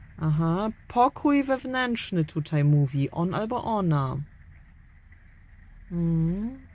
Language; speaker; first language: Polish; early bilingual, heritage; German